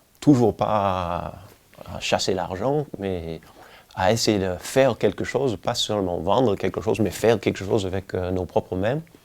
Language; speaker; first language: French; non-native, fluent; English